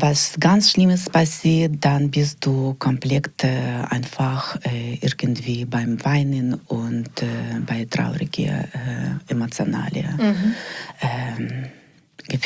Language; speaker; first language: German; non-native, learner; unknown